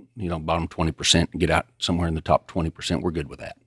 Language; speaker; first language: English; native; English